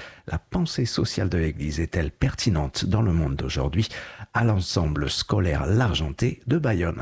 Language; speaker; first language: French; native; French